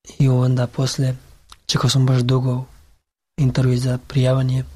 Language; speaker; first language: Serbian; non-native, learner; Pashto